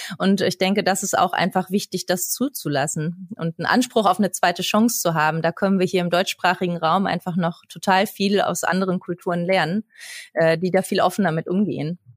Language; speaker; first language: German; native; German